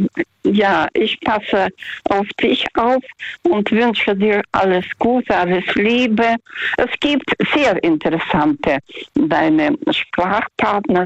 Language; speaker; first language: German; non-native, fluent; Russian